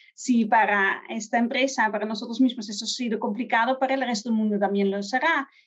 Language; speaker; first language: Spanish; non-native, fluent; Dutch